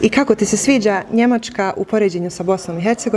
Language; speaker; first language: Bosnian; native; Bosnian